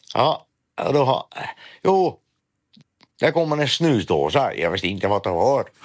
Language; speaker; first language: Swedish; non-native, fluent; Dutch